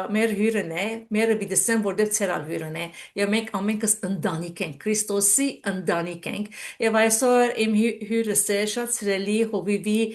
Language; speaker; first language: Armenian; early bilingual, heritage; Armenian